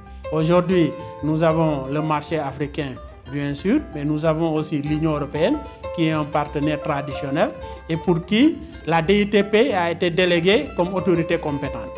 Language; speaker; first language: French; non-native, local second language; Wolof